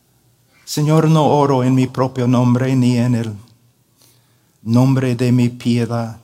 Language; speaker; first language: Spanish; non-native, fluent; English